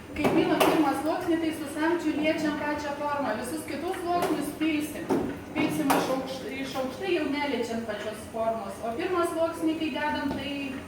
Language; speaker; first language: Lithuanian; native; Lithuanian